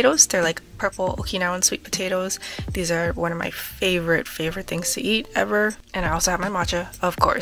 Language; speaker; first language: English; native; English